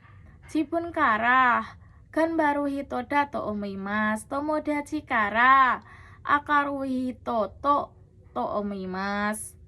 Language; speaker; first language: Japanese; non-native, learner; Indonesian